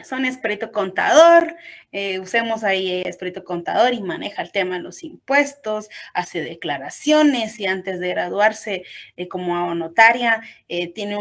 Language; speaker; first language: Spanish; native; Spanish